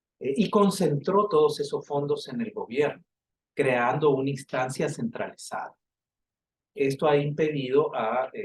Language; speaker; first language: Spanish; native; Spanish